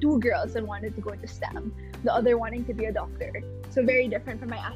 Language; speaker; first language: English; non-native, local second language; Filipino